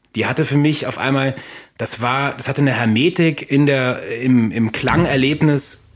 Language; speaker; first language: German; native; German